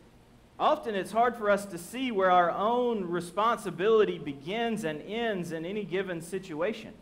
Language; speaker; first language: English; native; English